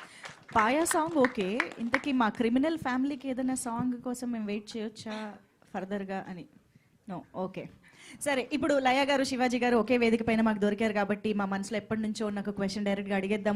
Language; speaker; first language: Telugu; native; Telugu